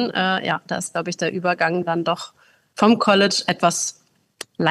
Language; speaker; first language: German; native; German